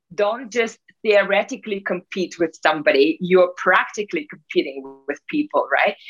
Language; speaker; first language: English; non-native, fluent; Russian